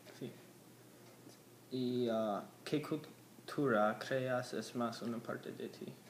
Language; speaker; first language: Spanish; non-native, learner; English